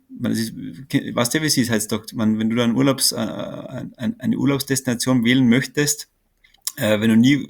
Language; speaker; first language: German; native; German